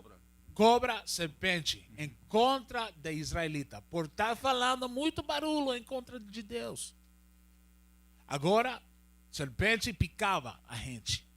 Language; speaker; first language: Portuguese; non-native, learner; Spanish